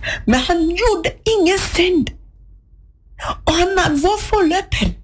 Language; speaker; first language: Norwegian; non-native, fluent; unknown